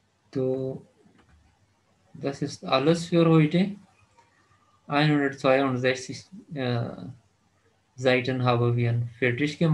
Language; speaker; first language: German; non-native, fluent; Urdu